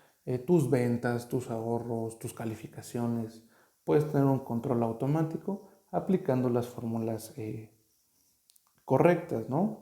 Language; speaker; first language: Spanish; native; Spanish